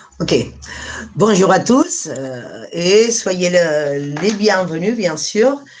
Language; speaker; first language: French; non-native, fluent; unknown